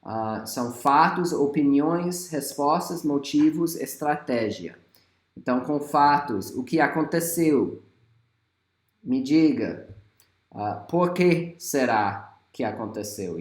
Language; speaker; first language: Portuguese; non-native, fluent; English